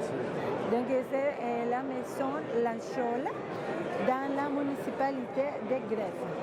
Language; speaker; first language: French; non-native, fluent; Spanish